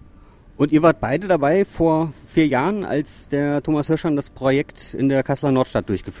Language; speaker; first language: German; native; German